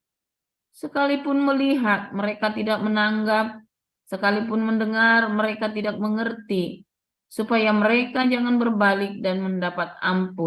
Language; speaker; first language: Indonesian; native; Indonesian